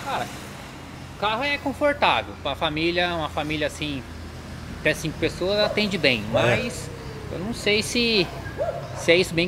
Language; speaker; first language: Portuguese; native; Portuguese